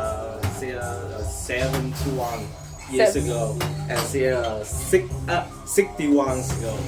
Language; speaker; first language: English; non-native, learner; Vietnamese